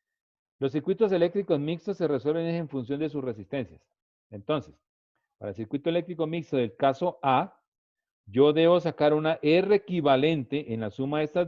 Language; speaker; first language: Spanish; native; Spanish